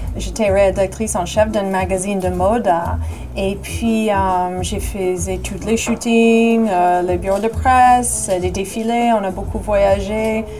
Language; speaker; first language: French; non-native, fluent; English